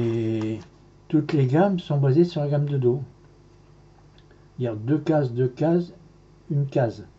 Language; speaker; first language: French; native; French